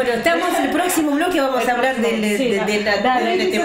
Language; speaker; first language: Spanish; early bilingual, heritage; Russian